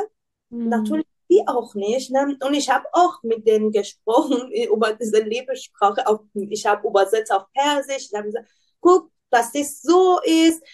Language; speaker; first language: German; non-native, learner; Persian